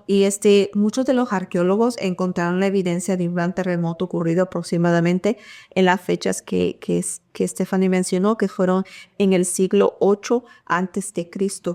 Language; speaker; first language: Spanish; early bilingual, heritage; Spanish